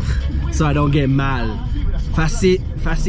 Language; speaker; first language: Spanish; non-native, learner; English